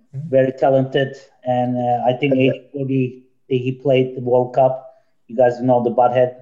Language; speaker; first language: English; non-native, fluent; Turkish